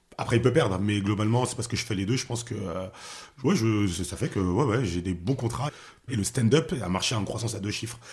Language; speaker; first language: French; early bilingual, other home language; Haitian Creole